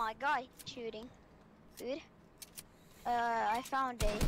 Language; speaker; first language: English; non-native, fluent; Finnish